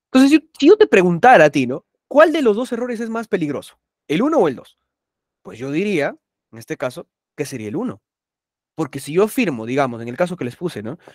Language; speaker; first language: Spanish; native; Spanish